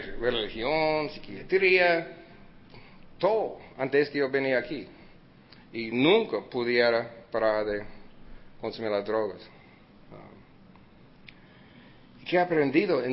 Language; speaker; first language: Spanish; early bilingual, heritage; Spanish